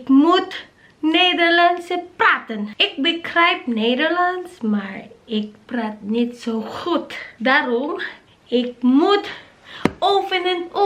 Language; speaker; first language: Dutch; non-native, learner; Filipino